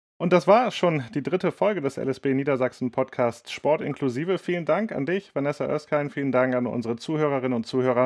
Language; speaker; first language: German; native; German